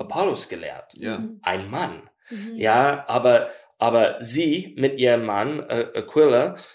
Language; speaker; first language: German; non-native, learner; English